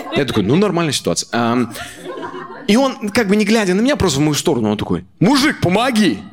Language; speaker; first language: Russian; native; Russian